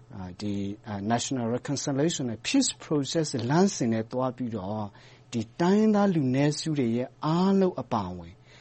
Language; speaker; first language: Burmese; non-native, local second language; Hakha Chin